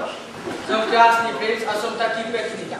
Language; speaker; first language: Czech; non-native, learner; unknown